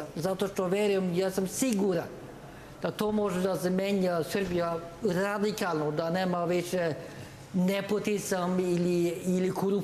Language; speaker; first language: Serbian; non-native, learner; Norwegian